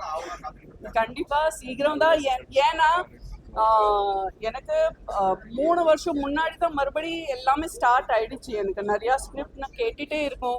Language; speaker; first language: Tamil; non-native, fluent; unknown